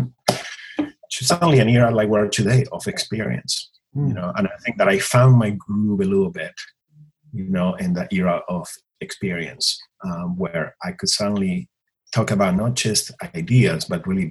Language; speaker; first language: English; non-native, fluent; Spanish